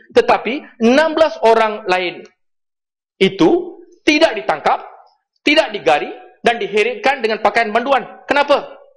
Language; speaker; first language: Malay; non-native, local second language; Tamil